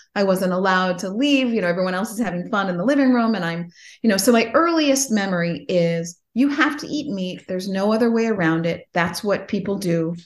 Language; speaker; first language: English; native; English